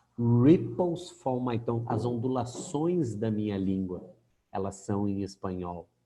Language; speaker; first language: Portuguese; native; Portuguese